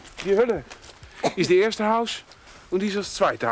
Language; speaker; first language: German; non-native, learner; Dutch